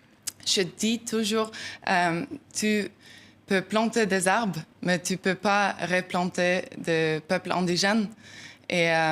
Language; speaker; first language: French; non-native, learner; Norwegian